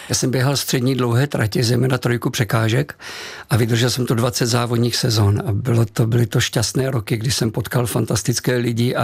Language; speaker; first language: Czech; native; Czech